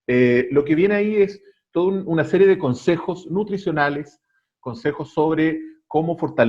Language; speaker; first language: Spanish; native; Spanish